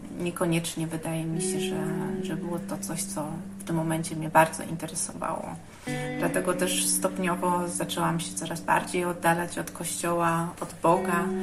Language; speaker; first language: Polish; early bilingual, heritage; Polish